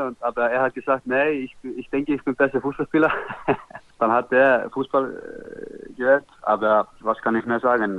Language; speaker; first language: German; non-native, learner; Icelandic